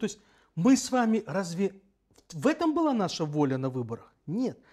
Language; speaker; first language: Russian; native; Russian